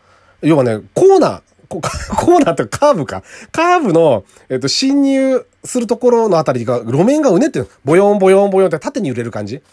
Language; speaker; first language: Japanese; native; Japanese